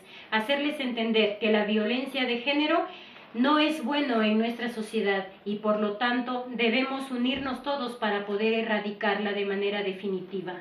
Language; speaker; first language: Spanish; native; Spanish